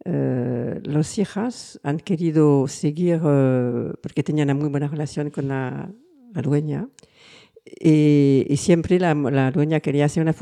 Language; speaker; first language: Spanish; non-native, fluent; French